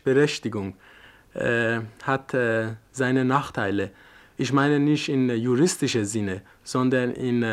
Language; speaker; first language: German; non-native, learner; Persian